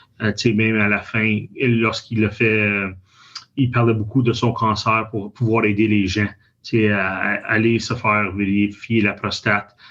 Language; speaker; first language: French; native; French